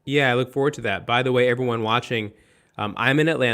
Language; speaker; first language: English; native; English